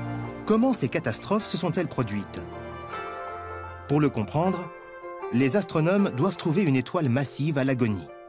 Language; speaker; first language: French; native; French